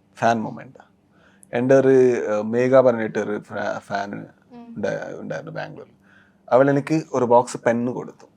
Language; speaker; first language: Malayalam; non-native, learner; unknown